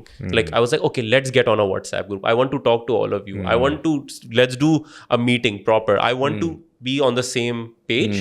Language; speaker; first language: English; non-native, local second language; Urdu